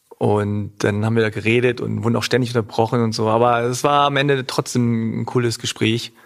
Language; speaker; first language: German; native; German